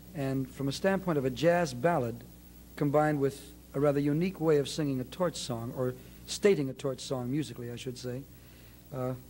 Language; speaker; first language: English; native; English